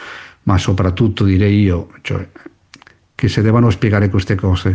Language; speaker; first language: Italian; non-native, fluent; Spanish